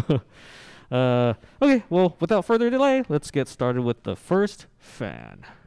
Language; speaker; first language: English; non-native, fluent; Japanese